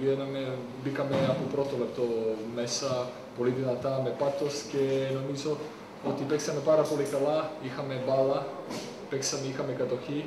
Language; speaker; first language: Greek; non-native, fluent; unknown